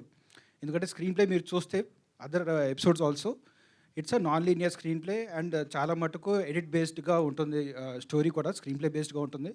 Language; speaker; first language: Telugu; native; Telugu